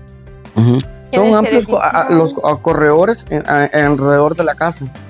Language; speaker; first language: Spanish; native; Spanish